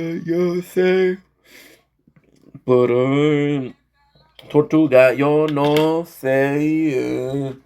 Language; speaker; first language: Spanish; non-native, learner; English